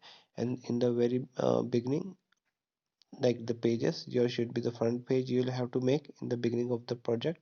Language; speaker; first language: English; non-native, local second language; Hindi